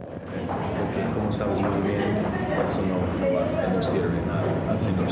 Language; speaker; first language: Spanish; non-native, learner; English